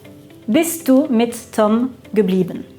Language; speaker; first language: German; non-native, fluent; French